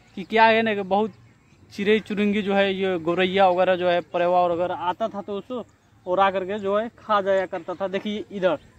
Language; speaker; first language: Hindi; non-native, local second language; Bhojpuri